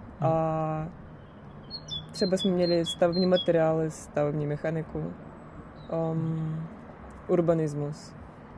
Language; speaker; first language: Czech; non-native, fluent; Russian